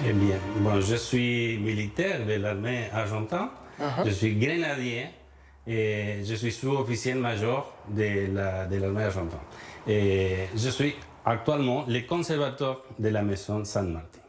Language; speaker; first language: French; non-native, learner; Spanish